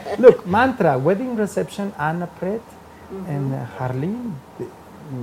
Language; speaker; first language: English; non-native, learner; Spanish